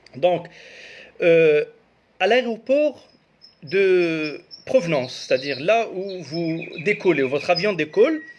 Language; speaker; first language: French; non-native, local second language; Arabic